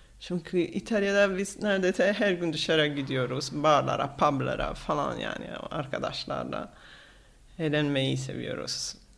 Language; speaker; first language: Turkish; non-native, fluent; Italian